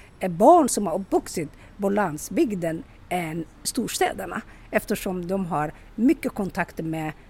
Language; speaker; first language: Swedish; non-native, local second language; Somali